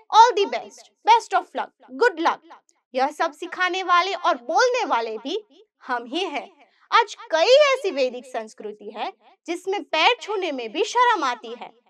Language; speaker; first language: Hindi; non-native, local second language; Gujarati